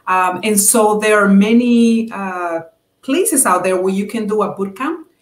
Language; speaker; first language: English; non-native, fluent; Spanish